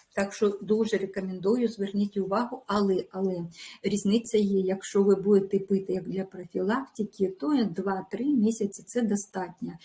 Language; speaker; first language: Ukrainian; non-native, local second language; Russian